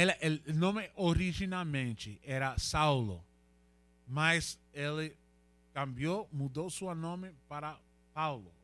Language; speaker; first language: Portuguese; non-native, fluent; Spanish